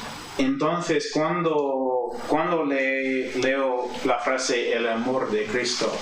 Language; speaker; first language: Spanish; non-native, fluent; English